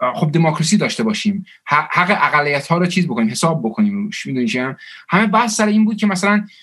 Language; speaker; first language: Persian; early bilingual, heritage; Persian